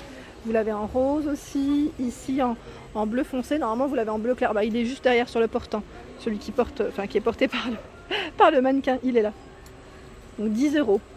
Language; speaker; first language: French; native; French